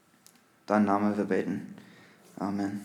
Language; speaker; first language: German; non-native, learner; English